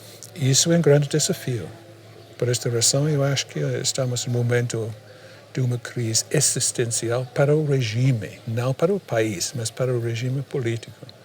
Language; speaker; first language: Portuguese; non-native, fluent; English